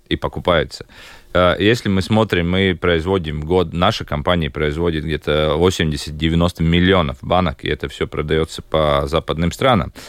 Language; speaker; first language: Russian; non-native, local second language; Latvian